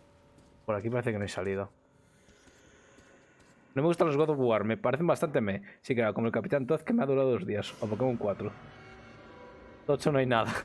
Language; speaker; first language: Spanish; native; Spanish